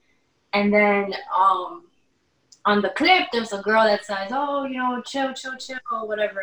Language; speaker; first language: English; native; English